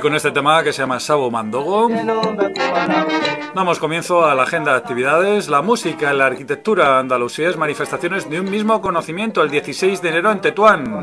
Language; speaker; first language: Spanish; native; Spanish